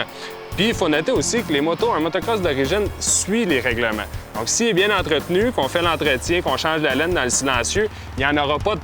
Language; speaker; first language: French; native; French